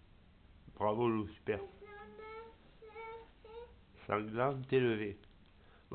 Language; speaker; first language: French; native; French